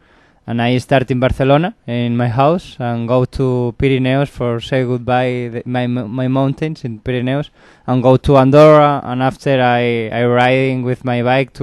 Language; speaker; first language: English; non-native, learner; Spanish